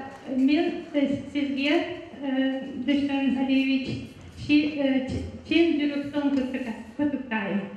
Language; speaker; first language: Kyrgyz; non-native, local second language; Russian